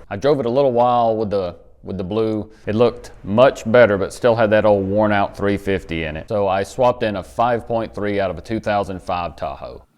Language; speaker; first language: English; native; English